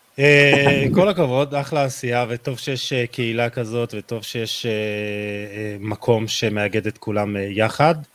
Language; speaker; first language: Hebrew; native; Hebrew